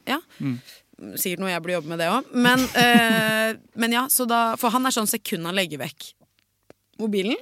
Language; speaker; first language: Norwegian; native; Norwegian